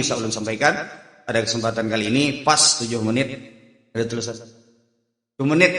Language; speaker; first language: Indonesian; native; Indonesian